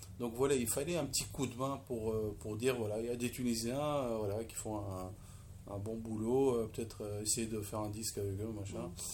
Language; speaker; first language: French; non-native, local second language; Arabic